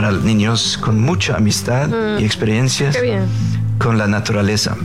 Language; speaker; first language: Spanish; non-native, fluent; Faroese